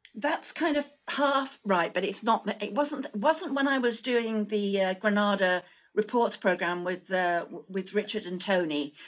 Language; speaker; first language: English; native; English